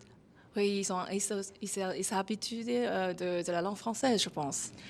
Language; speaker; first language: French; non-native, fluent; Chinese